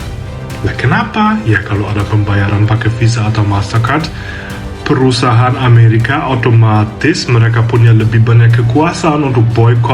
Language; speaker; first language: Indonesian; non-native, fluent; German